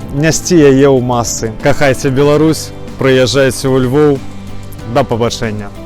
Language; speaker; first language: Belarusian; non-native, local second language; Russian